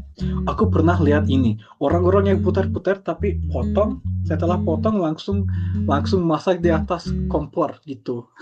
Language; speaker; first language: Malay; non-native, fluent; Turkish